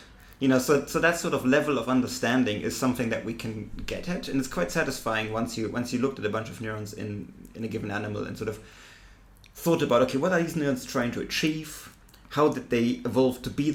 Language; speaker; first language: English; non-native, fluent; German